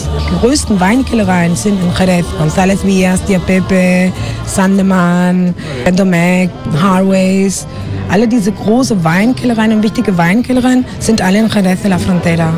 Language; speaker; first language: German; non-native, fluent; Spanish